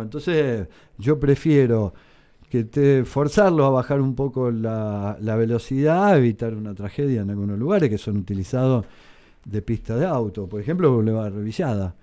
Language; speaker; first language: Spanish; native; Spanish